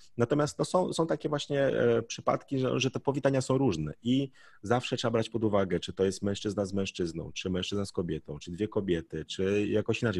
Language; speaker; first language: Polish; native; Polish